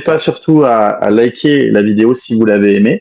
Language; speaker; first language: French; native; French